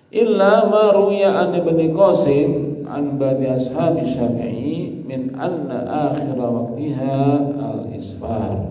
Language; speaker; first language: Arabic; non-native, fluent; Indonesian